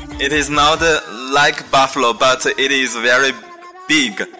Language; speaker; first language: English; non-native, fluent; Chinese